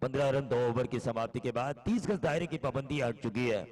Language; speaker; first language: Hindi; non-native, local second language; Marathi